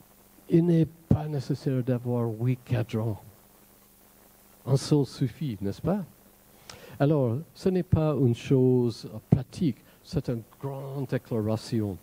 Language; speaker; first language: French; non-native, fluent; English